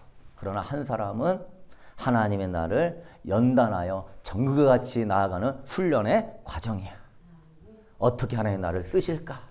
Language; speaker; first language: Korean; native; Korean